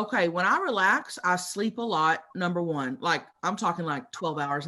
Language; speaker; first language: English; native; English